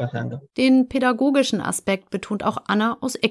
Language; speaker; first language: German; native; German